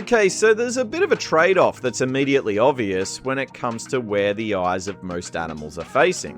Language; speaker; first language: English; native; English